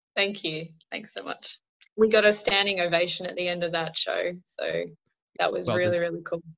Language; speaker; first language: English; native; English